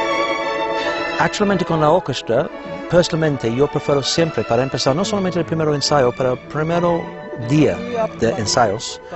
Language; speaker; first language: Spanish; non-native, fluent; English